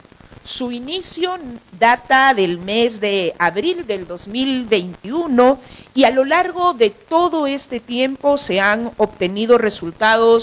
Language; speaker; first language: Spanish; native; Spanish